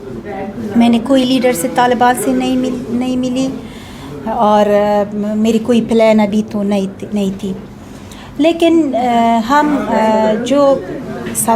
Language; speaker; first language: Hindi; non-native, learner; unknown